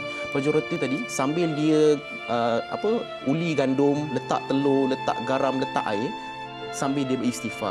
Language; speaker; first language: Malay; native; Malay